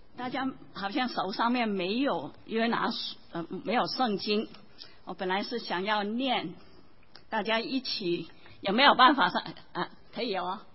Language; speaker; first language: Chinese; non-native, local second language; Cantonese